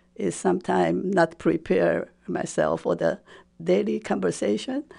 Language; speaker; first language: English; non-native, fluent; Japanese